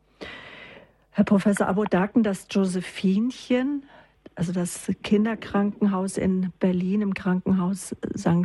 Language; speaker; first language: German; native; German